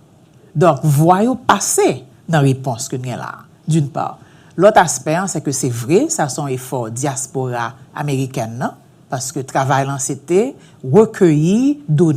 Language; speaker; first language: Haitian Creole; early bilingual, heritage; Haitian Creole